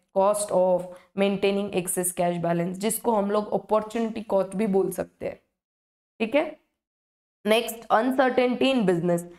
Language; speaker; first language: Hindi; native; Hindi